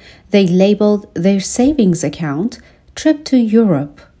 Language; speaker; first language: English; non-native, fluent; Persian